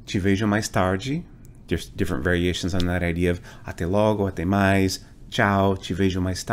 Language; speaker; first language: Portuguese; non-native, fluent; English